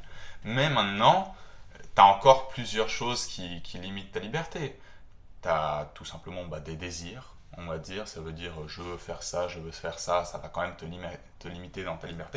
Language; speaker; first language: French; native; French